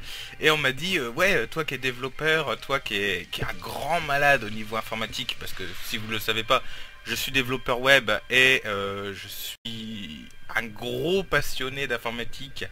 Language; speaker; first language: French; native; French